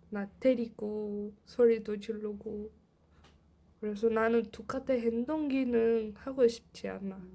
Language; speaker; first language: Korean; non-native, learner; Portuguese